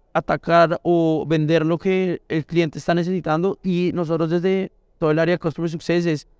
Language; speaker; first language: Spanish; native; Spanish